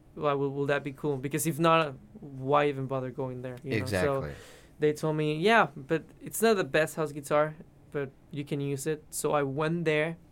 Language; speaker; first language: English; non-native, fluent; Spanish